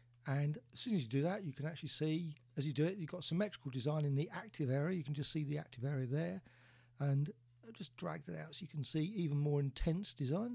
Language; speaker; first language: English; native; English